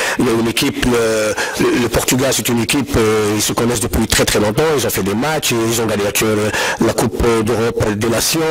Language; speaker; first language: French; non-native, local second language; Arabic